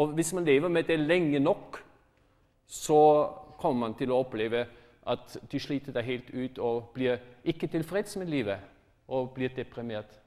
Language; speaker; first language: Norwegian; non-native, fluent; German